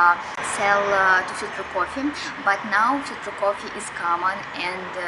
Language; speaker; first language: English; non-native, learner; Russian